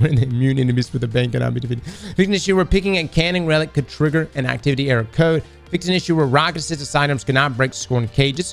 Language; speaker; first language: English; native; English